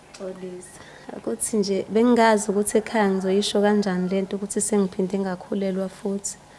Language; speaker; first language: Zulu; native; Zulu